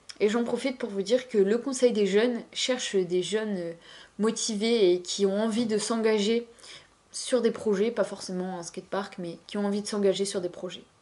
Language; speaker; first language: French; native; French